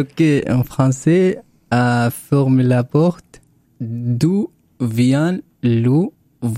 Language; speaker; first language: French; non-native, learner; Arabic